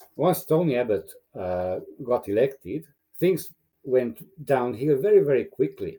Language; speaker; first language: English; non-native, fluent; Romanian